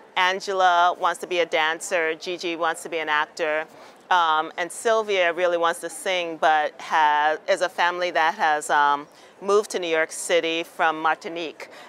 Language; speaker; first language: English; native; English